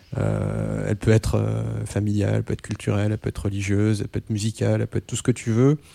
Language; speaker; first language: French; non-native, local second language; Arabic